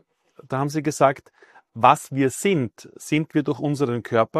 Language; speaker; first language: German; native; German